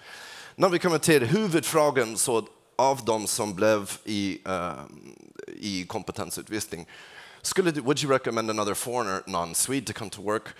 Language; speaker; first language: Swedish; non-native, fluent; English